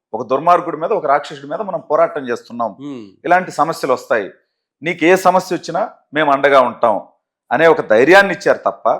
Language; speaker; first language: Telugu; native; Telugu